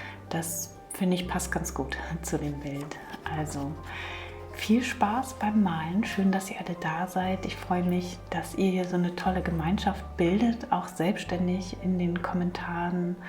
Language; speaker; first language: German; native; German